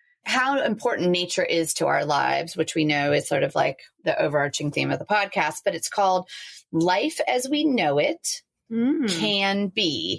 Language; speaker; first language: English; native; English